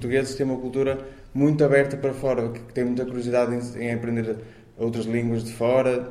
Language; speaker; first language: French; non-native, learner; Portuguese